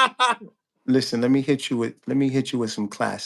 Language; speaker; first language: English; native; English